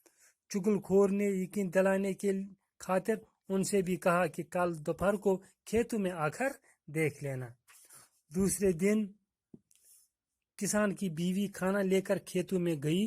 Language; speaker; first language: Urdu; non-native, local second language; Kashmiri